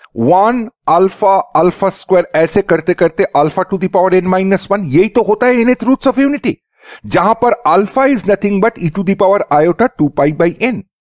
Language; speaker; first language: Hindi; native; Hindi